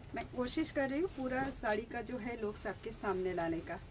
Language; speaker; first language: Hindi; non-native, local second language; Bangla